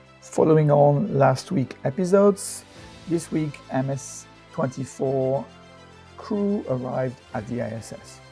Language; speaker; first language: English; non-native, fluent; French